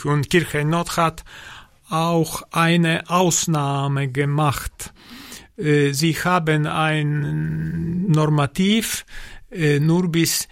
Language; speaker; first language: German; non-native, learner; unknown